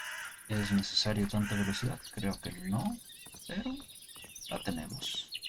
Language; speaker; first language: Spanish; early bilingual, heritage; Spanish